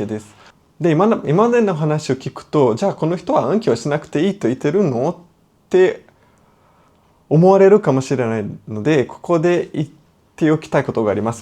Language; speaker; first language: Japanese; non-native, fluent; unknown